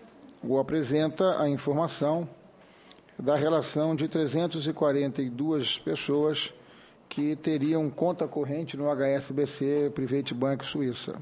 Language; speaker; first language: Portuguese; native; Portuguese